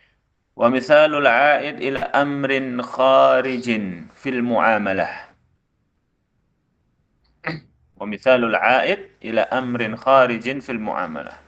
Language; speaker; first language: Arabic; non-native, fluent; Indonesian